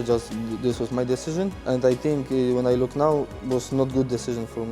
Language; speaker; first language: English; non-native, fluent; Polish